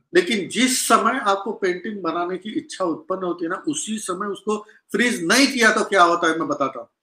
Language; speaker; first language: Hindi; non-native, local second language; Konkani